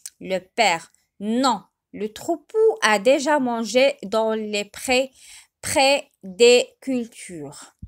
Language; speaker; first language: French; non-native, local second language; Arabic